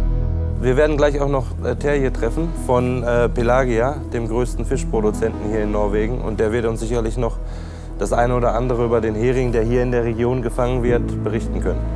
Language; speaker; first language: German; native; German